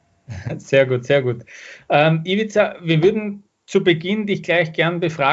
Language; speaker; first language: German; native; German